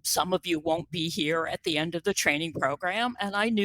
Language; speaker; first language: English; native; English